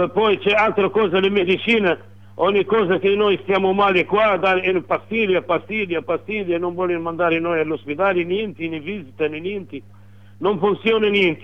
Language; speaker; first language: Italian; non-native, learner; Arabic